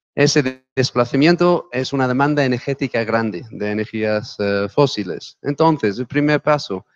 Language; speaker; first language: Spanish; non-native, fluent; English